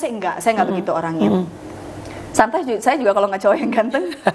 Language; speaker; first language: Indonesian; native; Indonesian